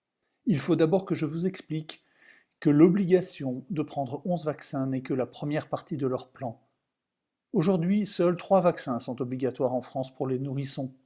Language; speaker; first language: French; native; French